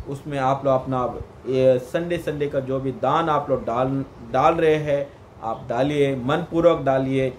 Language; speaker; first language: Hindi; non-native, local second language; Kannada